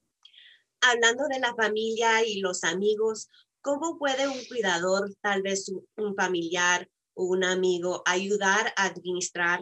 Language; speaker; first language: Spanish; early bilingual, heritage; Spanish